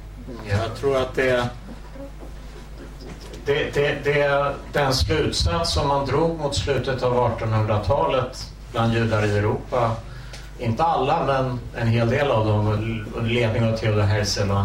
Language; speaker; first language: Swedish; native; Swedish